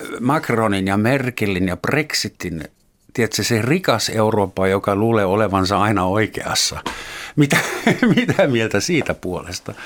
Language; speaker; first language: Finnish; non-native, fluent; German